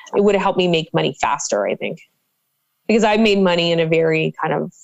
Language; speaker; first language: English; native; English